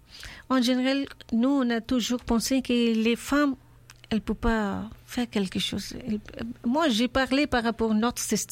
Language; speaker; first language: French; non-native, learner; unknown